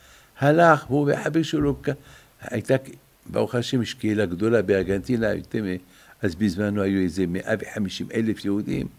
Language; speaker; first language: Hebrew; non-native, fluent; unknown